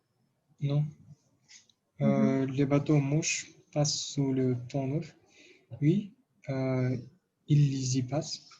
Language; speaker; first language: French; non-native, learner; Russian